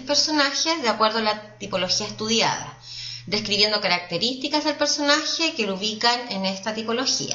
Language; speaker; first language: Spanish; native; Spanish